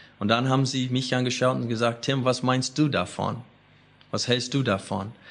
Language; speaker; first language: German; non-native, fluent; English